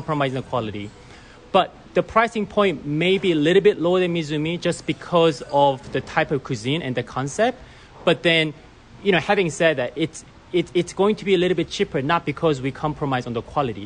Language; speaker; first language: English; native; English